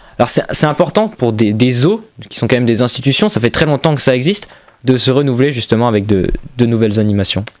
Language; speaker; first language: French; native; French